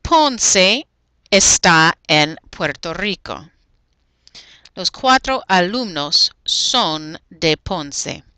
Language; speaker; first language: Spanish; non-native, fluent; English